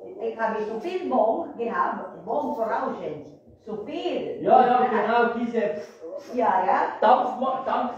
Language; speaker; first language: German; non-native, learner; Filipino